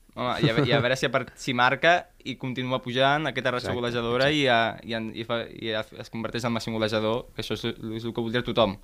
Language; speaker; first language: Catalan; native; Catalan